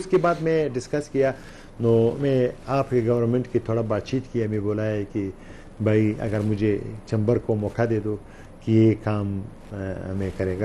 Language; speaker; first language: Hindi; non-native, learner; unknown